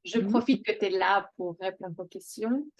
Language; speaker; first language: French; native; French